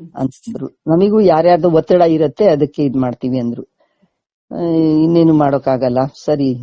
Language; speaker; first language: Kannada; non-native, local second language; Lambadi